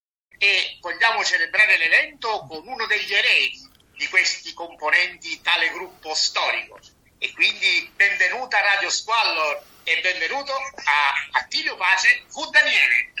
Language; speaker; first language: Italian; native; Italian